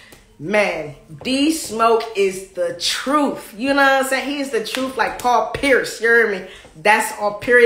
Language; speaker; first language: English; native; English